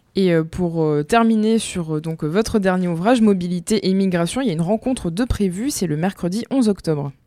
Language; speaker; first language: French; native; French